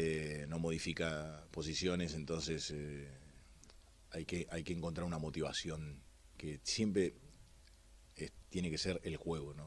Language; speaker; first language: Spanish; native; Spanish